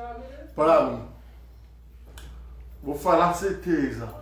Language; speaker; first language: Portuguese; non-native, learner; Haitian Creole